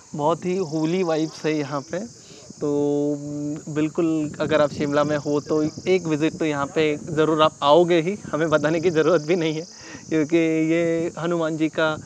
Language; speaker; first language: Hindi; non-native, local second language; Marathi